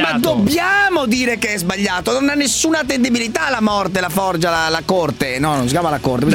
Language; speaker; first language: Italian; native; Italian